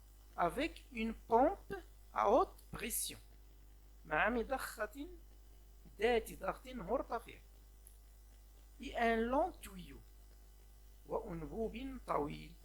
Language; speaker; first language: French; non-native, local second language; Arabic